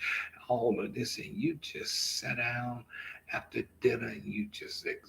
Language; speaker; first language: English; native; English